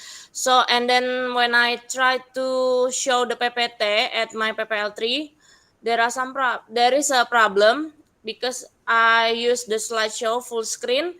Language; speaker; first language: English; non-native, learner; Indonesian